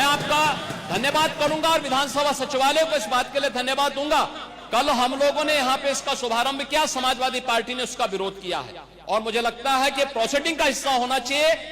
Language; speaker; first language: Hindi; native; Hindi